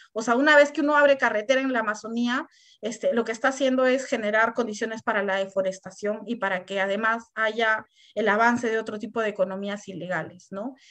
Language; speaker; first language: Spanish; native; Spanish